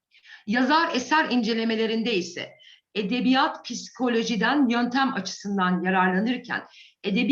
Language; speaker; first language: Turkish; native; Turkish